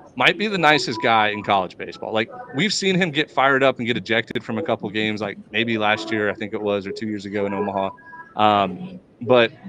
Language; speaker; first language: English; native; English